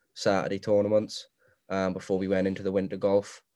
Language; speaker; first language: English; native; English